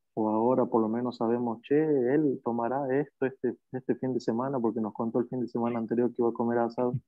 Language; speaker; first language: Spanish; native; Spanish